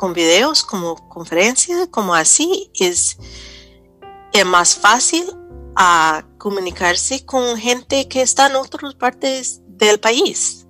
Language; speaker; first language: Spanish; non-native, fluent; English